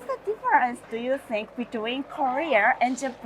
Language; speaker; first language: English; non-native, learner; Japanese